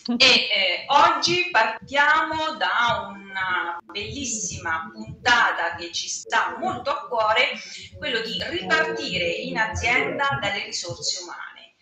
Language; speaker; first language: Italian; native; Italian